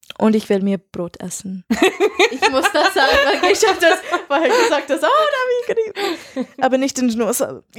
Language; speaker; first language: German; non-native, learner; English